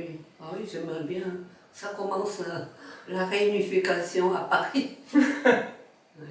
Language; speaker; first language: French; non-native, fluent; Korean